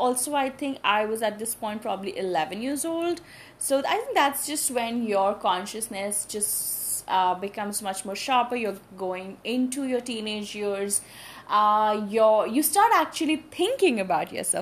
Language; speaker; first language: English; non-native, local second language; Hindi